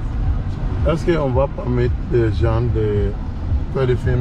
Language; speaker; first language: French; non-native, fluent; English